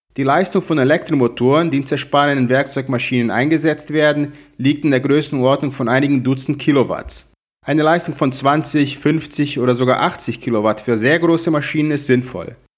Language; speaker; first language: German; non-native, fluent; Portuguese